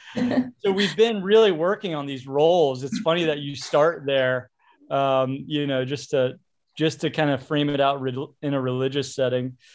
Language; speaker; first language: English; native; English